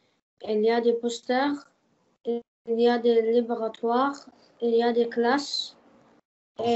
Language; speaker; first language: French; non-native, learner; Arabic